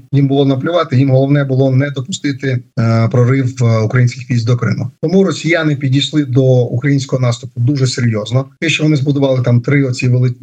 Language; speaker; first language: Ukrainian; native; Ukrainian